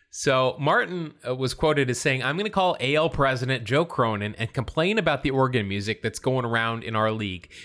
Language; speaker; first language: English; native; English